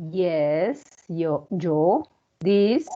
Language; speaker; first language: English; non-native, learner; Spanish